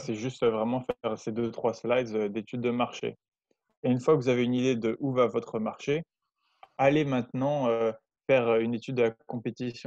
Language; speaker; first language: French; native; French